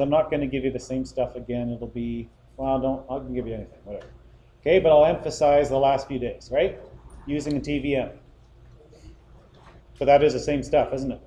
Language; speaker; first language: English; native; English